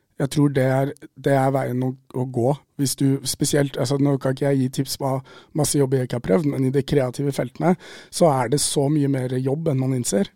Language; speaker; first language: Norwegian; native; Norwegian